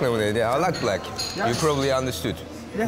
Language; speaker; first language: English; non-native, fluent; Turkish